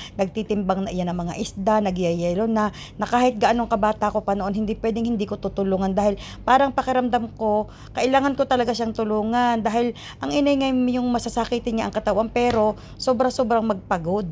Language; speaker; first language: Filipino; native; Filipino